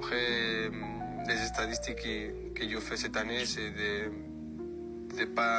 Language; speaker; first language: French; non-native, fluent; Spanish